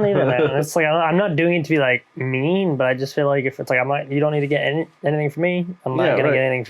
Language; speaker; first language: English; native; English